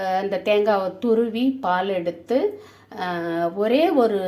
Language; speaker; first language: Tamil; native; Tamil